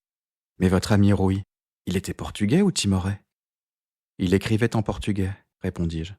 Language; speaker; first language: French; native; French